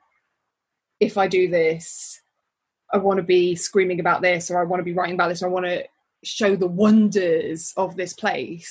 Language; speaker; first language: English; native; English